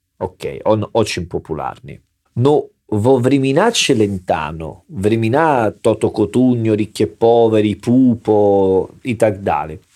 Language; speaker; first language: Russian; non-native, learner; Italian